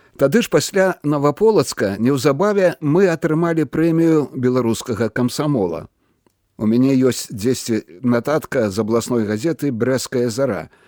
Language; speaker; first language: Belarusian; native; Belarusian